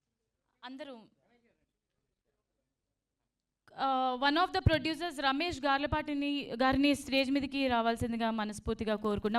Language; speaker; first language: Telugu; native; Telugu